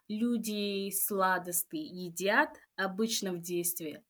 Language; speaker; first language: Russian; non-native, fluent; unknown